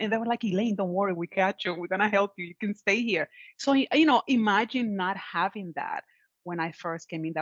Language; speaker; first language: English; non-native, fluent; Spanish